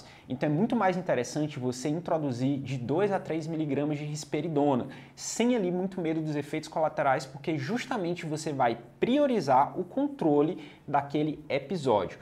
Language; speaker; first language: Portuguese; native; Portuguese